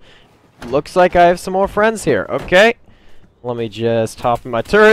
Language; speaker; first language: English; native; English